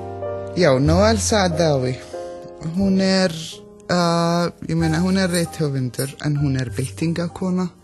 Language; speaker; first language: Icelandic; non-native, learner; Arabic